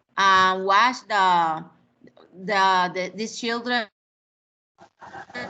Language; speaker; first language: English; non-native, learner; Spanish